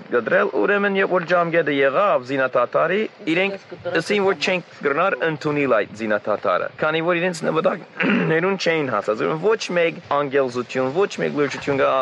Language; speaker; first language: Armenian; non-native, fluent; English